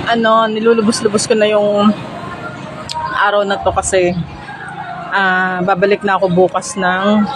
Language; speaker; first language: Filipino; native; Filipino